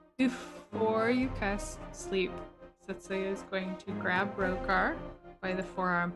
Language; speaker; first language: English; native; English